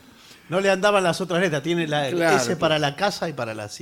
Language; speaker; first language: Spanish; native; Spanish